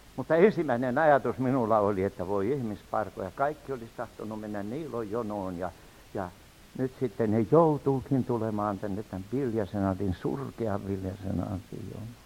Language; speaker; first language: Finnish; native; Finnish